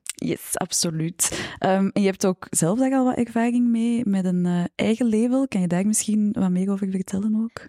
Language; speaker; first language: Dutch; native; Dutch